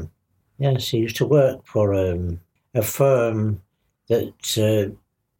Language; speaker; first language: English; native; English